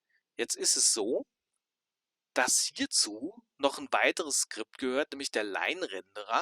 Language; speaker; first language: German; native; German